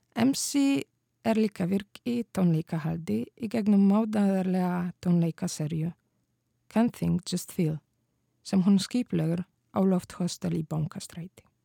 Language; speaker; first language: Icelandic; non-native, fluent; Polish